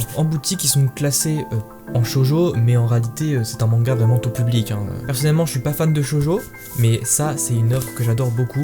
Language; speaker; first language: French; native; French